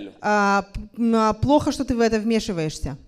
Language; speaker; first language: Russian; native; Russian